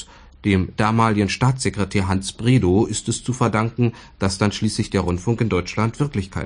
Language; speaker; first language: German; native; German